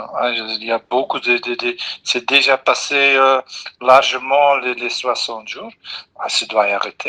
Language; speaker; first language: French; non-native, local second language; Dutch